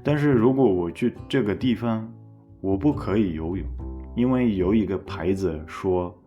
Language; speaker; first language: Chinese; non-native, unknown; Portuguese